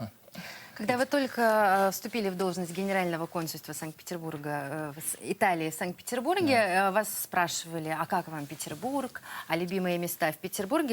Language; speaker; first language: Russian; native; Russian